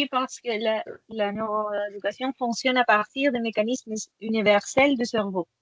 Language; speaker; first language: French; non-native, fluent; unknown